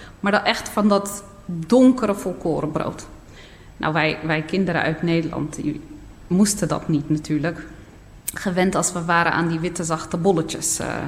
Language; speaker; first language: Dutch; early bilingual, other home language; Berber languages